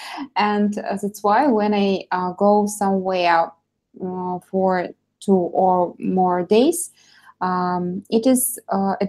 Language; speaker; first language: English; non-native, fluent; Russian